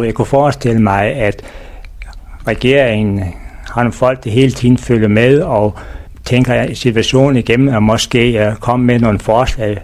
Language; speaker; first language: Danish; native; Danish